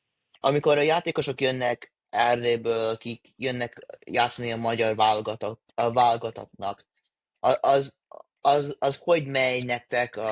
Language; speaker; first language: Hungarian; early bilingual, heritage; English